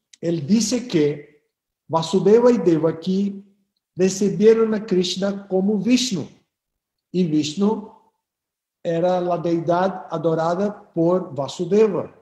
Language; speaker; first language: Spanish; non-native, fluent; Portuguese